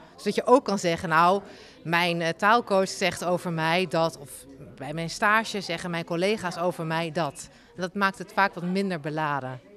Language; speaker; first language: Dutch; native; Dutch